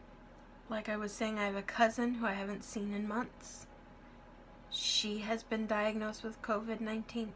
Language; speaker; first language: English; native; English